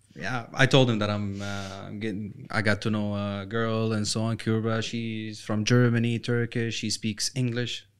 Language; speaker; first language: English; non-native, fluent; Arabic